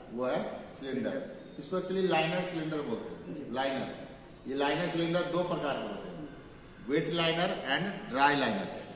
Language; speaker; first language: Hindi; native; Hindi